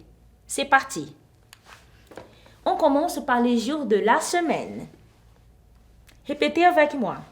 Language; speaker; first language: French; non-native, fluent; Portuguese